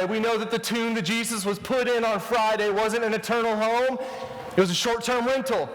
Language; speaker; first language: English; native; English